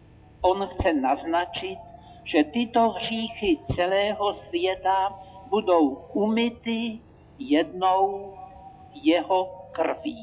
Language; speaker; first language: Czech; native; Czech